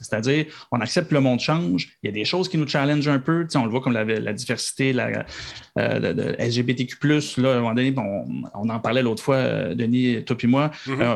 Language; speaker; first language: French; native; French